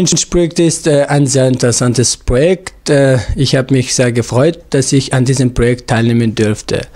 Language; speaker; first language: German; non-native, fluent; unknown